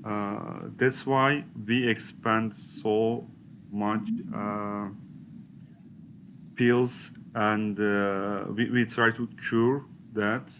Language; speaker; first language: English; non-native, learner; Turkish